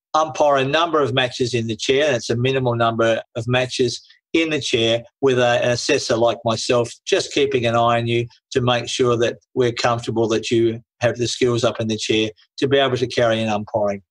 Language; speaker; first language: English; native; English